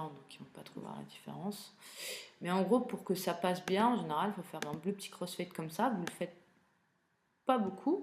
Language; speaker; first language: French; native; French